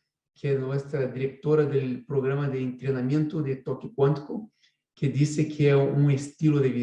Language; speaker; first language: Spanish; non-native, fluent; Portuguese